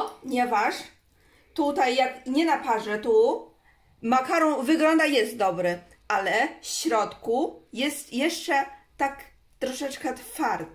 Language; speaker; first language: Polish; non-native, learner; Chinese